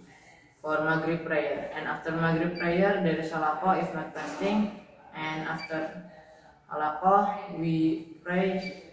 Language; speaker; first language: English; non-native, learner; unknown